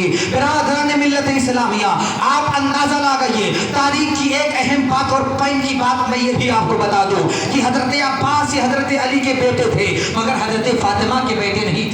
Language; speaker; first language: Urdu; native; Urdu